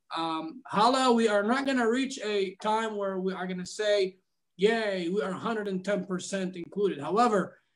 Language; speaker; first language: English; non-native, fluent; Arabic